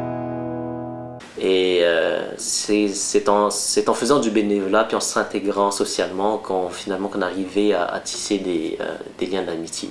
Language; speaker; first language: French; non-native, local second language; Malagasy